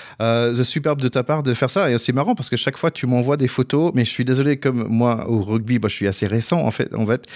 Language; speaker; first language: French; non-native, fluent; English